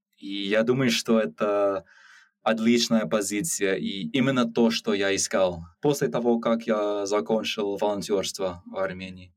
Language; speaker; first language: Russian; non-native, learner; English